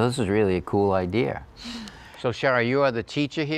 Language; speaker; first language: English; native; English